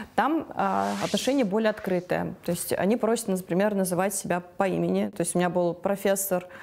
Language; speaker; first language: Russian; native; Russian